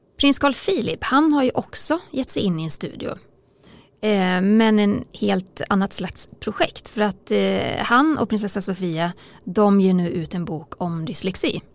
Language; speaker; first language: Swedish; native; Swedish